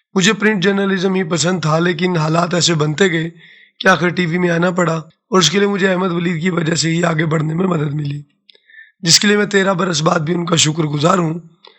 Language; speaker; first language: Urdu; non-native, local second language; Saraiki